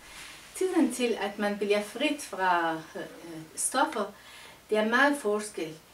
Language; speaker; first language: Danish; non-native, learner; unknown